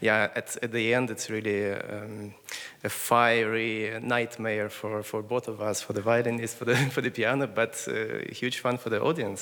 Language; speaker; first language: English; non-native, fluent; Russian